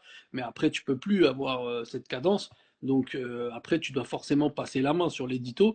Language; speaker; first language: French; native; French